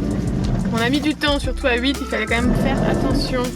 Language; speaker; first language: French; native; French